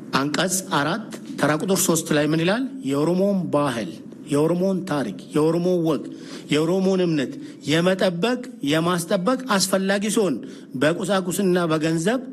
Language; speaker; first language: Amharic; non-native, local second language; Oromo